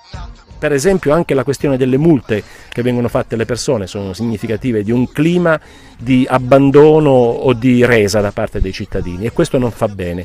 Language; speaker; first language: Italian; native; Italian